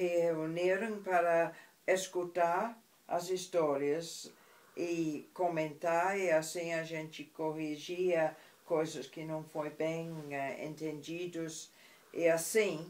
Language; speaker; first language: Portuguese; non-native, fluent; English